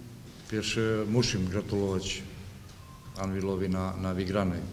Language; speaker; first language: Polish; non-native, fluent; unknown